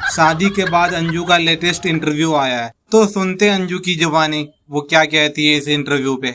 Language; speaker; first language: Hindi; native; Hindi